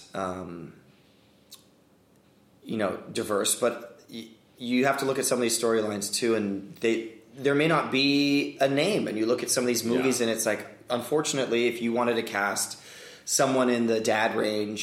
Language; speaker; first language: English; native; English